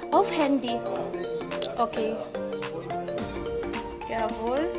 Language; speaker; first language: German; non-native, learner; Indonesian